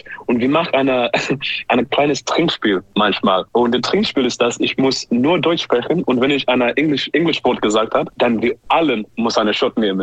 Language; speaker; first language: German; non-native, learner; English